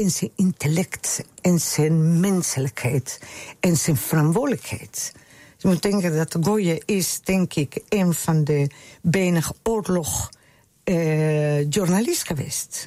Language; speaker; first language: Dutch; non-native, fluent; Spanish